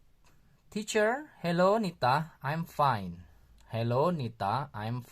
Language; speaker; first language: English; non-native, learner; Indonesian